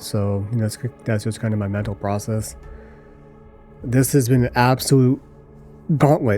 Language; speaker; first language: English; native; English